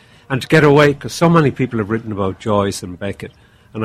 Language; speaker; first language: English; native; English